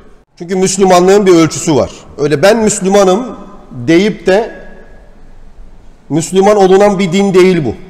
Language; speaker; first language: Turkish; native; Turkish